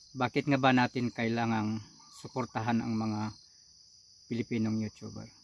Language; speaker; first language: Filipino; non-native, local second language; Iloko